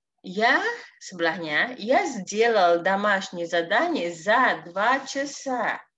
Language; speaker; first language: Russian; non-native, fluent; Indonesian